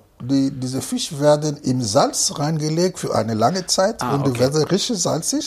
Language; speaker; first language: German; non-native, fluent; Lingala